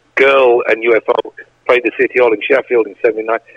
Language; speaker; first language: English; native; English